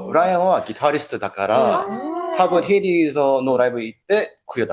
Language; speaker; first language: Japanese; non-native, fluent; English